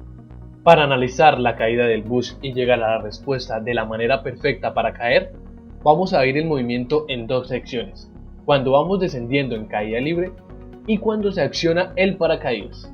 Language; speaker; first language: Spanish; native; Spanish